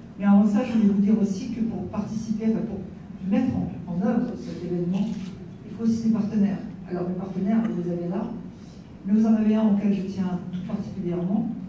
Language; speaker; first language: French; native; French